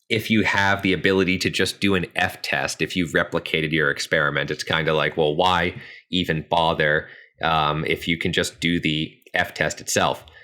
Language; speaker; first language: English; native; English